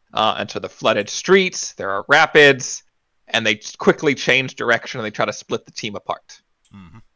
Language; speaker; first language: English; native; English